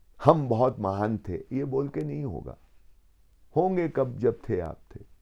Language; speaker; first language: Hindi; native; Hindi